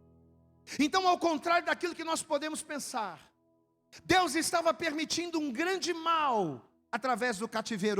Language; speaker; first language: Portuguese; native; Portuguese